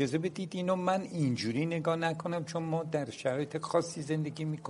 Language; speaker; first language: Persian; non-native, local second language; Turkish